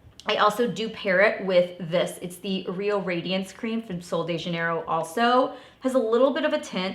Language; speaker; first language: English; native; English